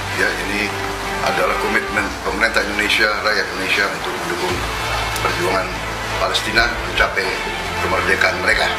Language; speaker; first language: Indonesian; native; Indonesian